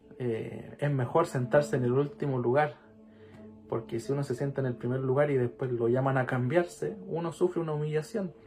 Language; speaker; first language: Spanish; native; Spanish